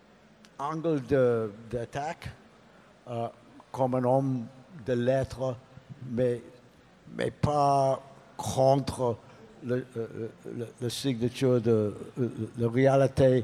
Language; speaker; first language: French; non-native, learner; English